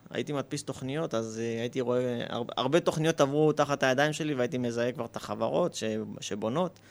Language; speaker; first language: Hebrew; early bilingual, other home language; Russian